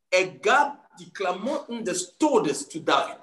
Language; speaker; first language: German; non-native, fluent; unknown